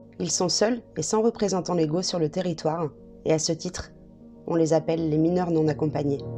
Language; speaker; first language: French; native; French